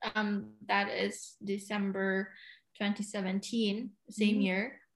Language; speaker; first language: English; non-native, local second language; Cebuano